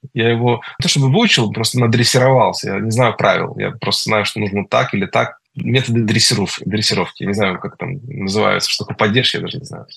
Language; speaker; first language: Russian; early bilingual, heritage; Russian